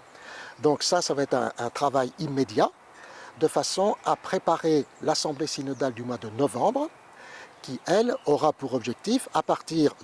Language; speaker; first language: French; native; French